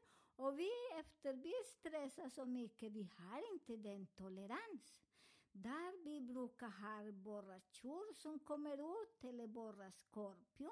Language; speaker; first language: Swedish; non-native, learner; Spanish